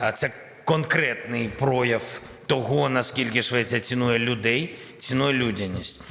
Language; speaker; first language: Ukrainian; non-native, local second language; Russian